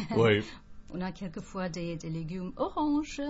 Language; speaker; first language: French; non-native, fluent; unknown